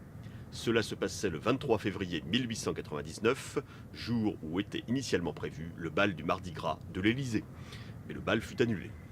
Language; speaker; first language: French; native; French